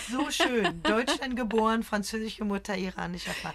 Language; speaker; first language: German; early bilingual, other home language; French